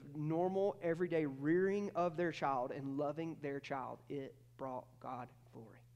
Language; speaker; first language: English; native; English